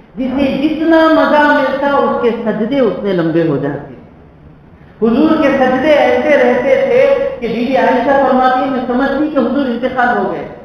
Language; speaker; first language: Urdu; native; Urdu